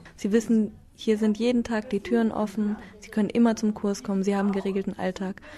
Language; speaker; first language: German; native; German